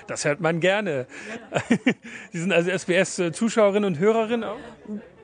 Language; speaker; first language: German; native; German